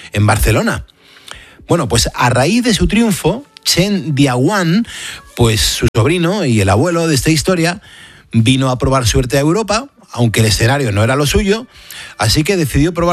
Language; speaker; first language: Spanish; native; Spanish